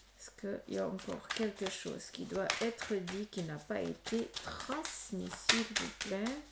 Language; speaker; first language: French; early bilingual, other home language; Portuguese